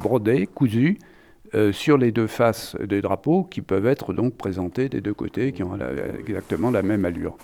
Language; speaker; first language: French; native; French